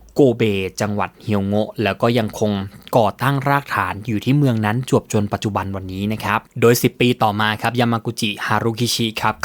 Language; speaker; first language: Thai; native; Thai